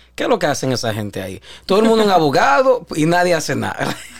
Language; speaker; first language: Spanish; early bilingual, heritage; Spanish